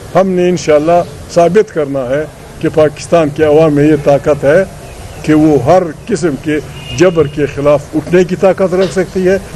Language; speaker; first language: Urdu; non-native, local second language; Pashto